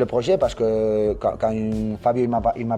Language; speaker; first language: French; non-native, learner; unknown